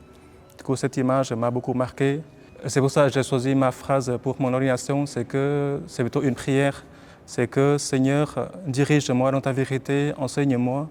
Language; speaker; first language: French; non-native, fluent; Vietnamese